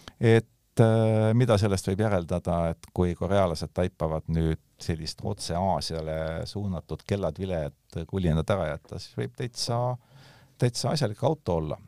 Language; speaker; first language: Estonian; native; Estonian